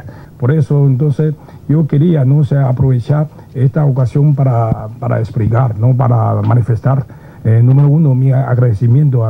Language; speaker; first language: Spanish; non-native, learner; Chinese